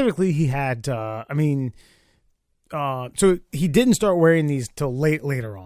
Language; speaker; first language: English; native; English